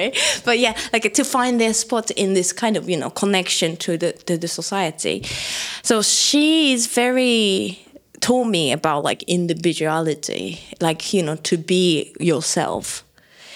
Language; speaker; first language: English; non-native, fluent; Japanese